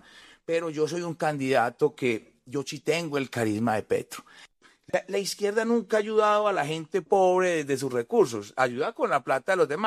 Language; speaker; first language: Spanish; native; Spanish